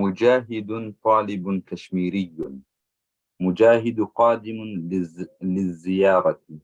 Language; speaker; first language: Arabic; non-native, learner; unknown